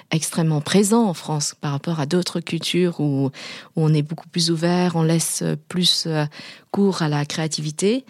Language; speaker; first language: French; early bilingual, other home language; Vietnamese